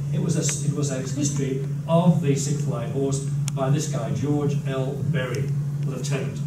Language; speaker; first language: English; native; English